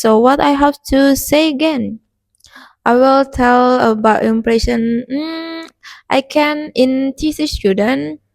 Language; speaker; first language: English; non-native, learner; Indonesian